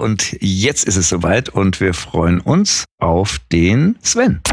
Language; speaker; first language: German; native; German